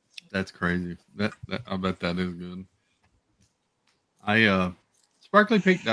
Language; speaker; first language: English; native; English